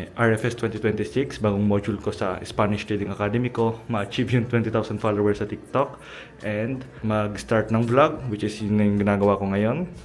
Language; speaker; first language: Filipino; early bilingual, heritage; Filipino